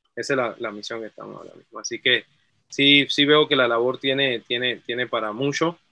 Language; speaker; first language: Spanish; native; Spanish